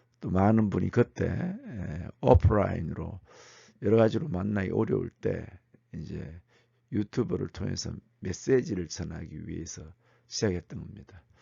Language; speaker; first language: Korean; native; Korean